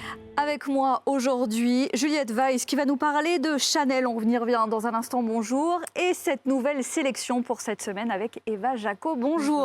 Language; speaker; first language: French; native; French